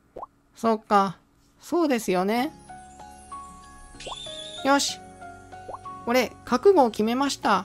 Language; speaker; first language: Japanese; native; Japanese